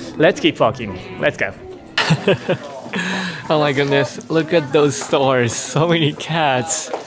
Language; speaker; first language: English; non-native, fluent; Japanese